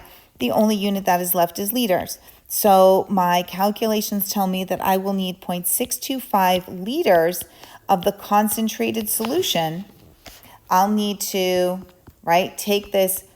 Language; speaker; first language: English; native; English